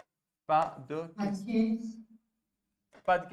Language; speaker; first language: French; non-native, fluent; Hindi